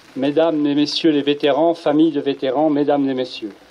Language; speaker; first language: French; native; French